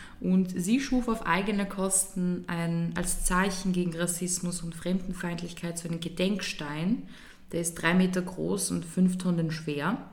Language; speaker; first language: German; early bilingual, other home language; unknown